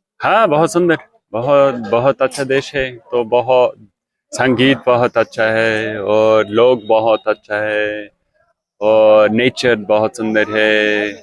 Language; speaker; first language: Hindi; non-native, learner; English